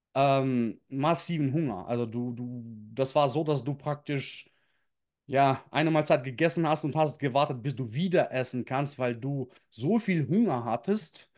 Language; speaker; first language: German; early bilingual, other home language; Russian